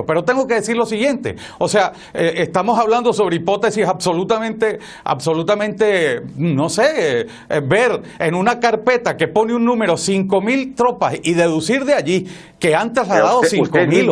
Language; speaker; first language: Spanish; native; Spanish